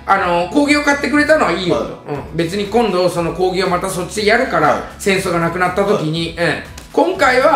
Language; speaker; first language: Japanese; native; Japanese